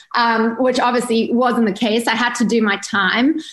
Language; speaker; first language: English; native; English